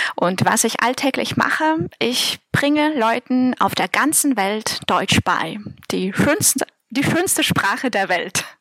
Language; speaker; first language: German; non-native, fluent; Russian